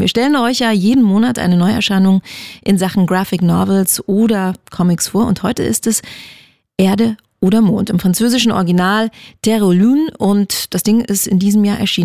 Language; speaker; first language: German; native; German